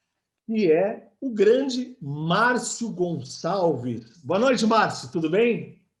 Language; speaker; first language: Portuguese; native; Portuguese